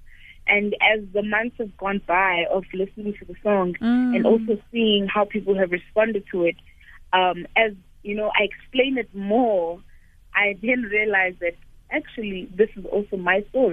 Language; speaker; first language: English; non-native, local second language; Xhosa